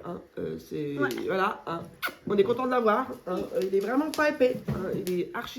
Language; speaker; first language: French; native; French